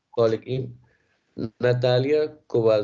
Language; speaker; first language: German; non-native, learner; Hindi